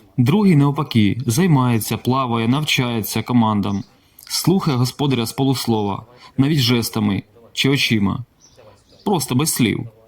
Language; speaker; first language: Ukrainian; non-native, local second language; Russian